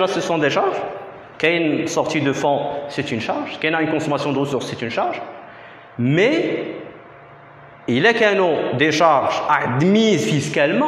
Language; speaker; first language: French; non-native, local second language; Arabic